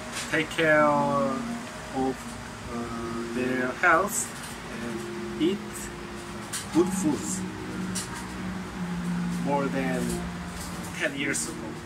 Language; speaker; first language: English; non-native, learner; Korean